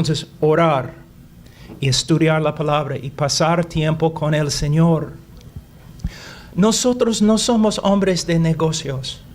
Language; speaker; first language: Spanish; non-native, fluent; English